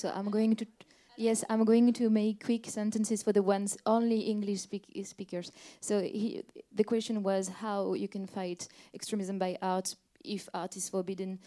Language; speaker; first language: English; non-native, fluent; French